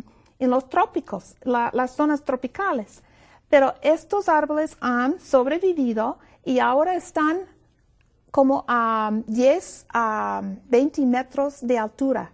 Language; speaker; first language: Spanish; non-native, fluent; English